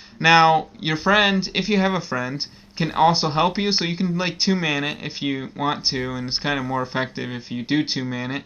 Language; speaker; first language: English; native; English